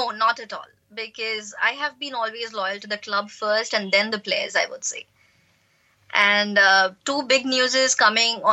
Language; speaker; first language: English; non-native, local second language; Bangla